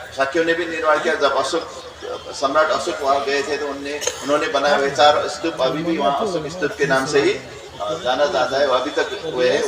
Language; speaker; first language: Hindi; non-native, fluent; Newari